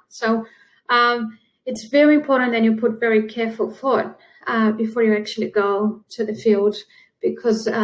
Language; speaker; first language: English; non-native, fluent; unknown